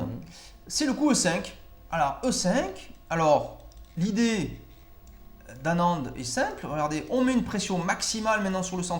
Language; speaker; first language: French; native; French